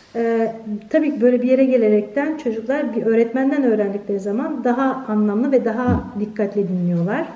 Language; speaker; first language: Turkish; early bilingual, heritage; Turkish